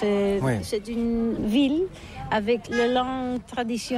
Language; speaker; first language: French; non-native, learner; Catalan